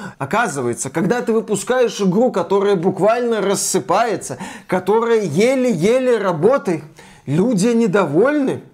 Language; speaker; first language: Russian; native; Russian